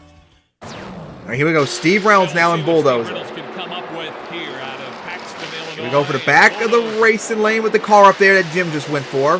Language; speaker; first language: English; native; English